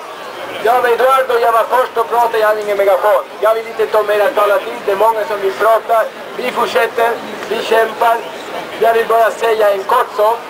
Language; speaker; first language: Swedish; non-native, learner; Spanish